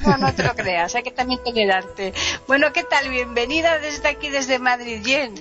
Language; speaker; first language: Spanish; native; Spanish